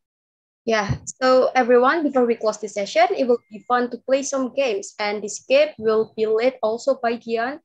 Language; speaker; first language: English; non-native, fluent; Indonesian